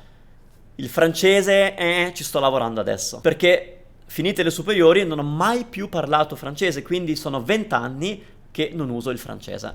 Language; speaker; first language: Italian; native; Italian